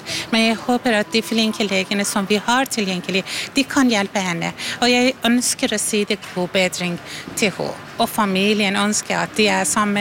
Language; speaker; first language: Norwegian; non-native, fluent; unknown